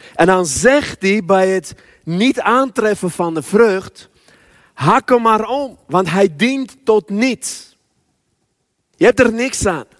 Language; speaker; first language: Dutch; early bilingual, other home language; Armenian